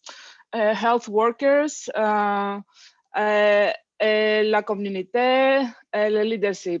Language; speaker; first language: French; non-native, learner; English